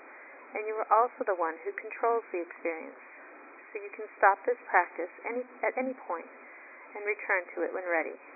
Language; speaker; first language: English; native; English